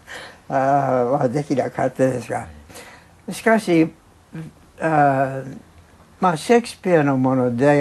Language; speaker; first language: Japanese; non-native, fluent; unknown